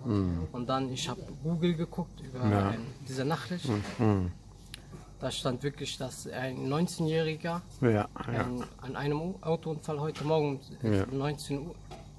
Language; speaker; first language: German; early bilingual, other home language; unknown